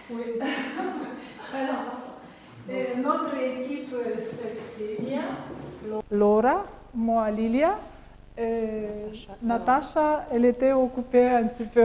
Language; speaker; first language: French; non-native, learner; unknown